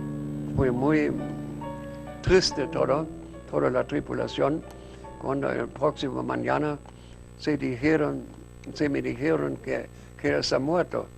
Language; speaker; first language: Spanish; non-native, fluent; German